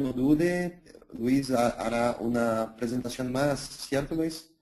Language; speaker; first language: Spanish; non-native, fluent; Portuguese